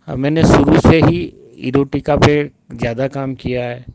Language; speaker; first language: Hindi; non-native, local second language; Gujarati